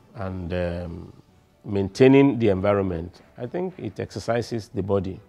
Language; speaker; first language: English; non-native, local second language; Yoruba